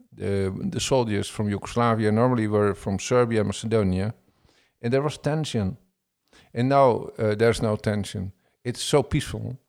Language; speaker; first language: English; non-native, fluent; Dutch